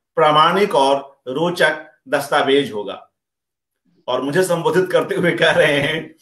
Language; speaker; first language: Hindi; native; Hindi